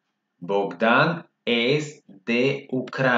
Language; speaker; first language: Spanish; non-native, fluent; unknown